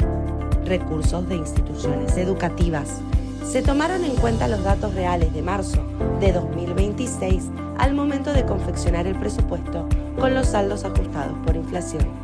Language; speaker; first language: Spanish; native; Spanish